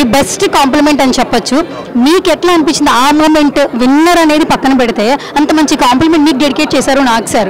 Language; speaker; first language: Telugu; native; Telugu